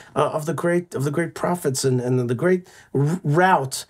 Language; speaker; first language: English; native; English